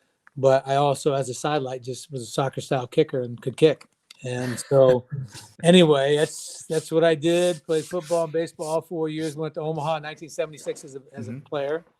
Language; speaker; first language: English; native; English